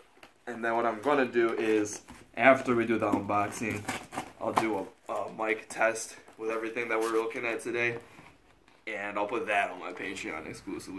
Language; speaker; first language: English; native; English